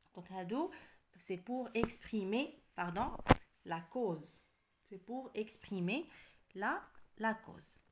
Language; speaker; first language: French; non-native, local second language; Arabic